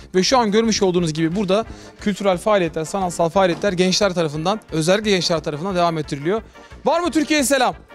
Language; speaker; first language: Turkish; native; Turkish